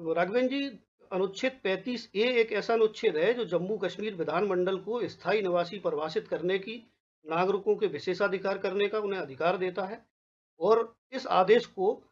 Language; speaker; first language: Hindi; native; Hindi